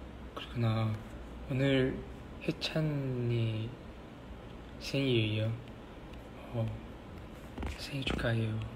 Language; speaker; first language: Korean; non-native, learner; Chinese